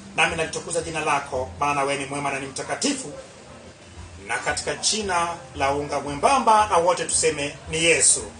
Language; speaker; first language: Swahili; non-native, local second language; Luo (Kenya and Tanzania)